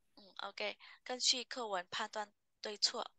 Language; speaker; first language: Chinese; non-native, fluent; Vietnamese